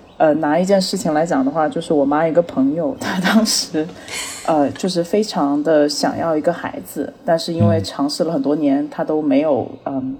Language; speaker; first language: Chinese; early bilingual, heritage; Chinese